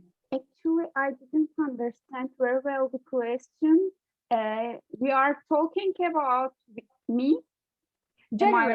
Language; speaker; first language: English; non-native, learner; Turkish